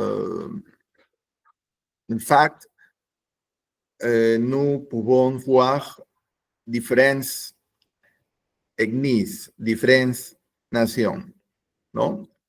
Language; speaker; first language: French; non-native, learner; Spanish